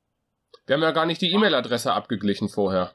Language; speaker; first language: German; native; German